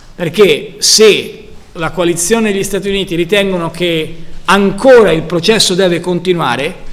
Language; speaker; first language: Italian; native; Italian